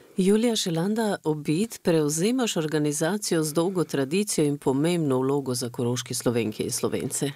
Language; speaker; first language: Slovenian; native; Slovenian